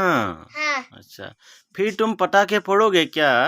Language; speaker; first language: Hindi; non-native, local second language; Assamese